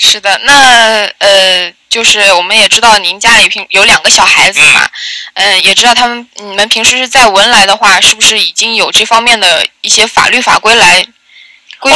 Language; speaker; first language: Chinese; native; Chinese